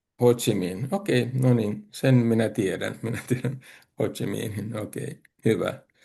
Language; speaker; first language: Finnish; native; Finnish